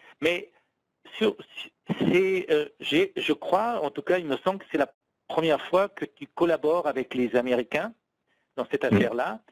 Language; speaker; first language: French; native; French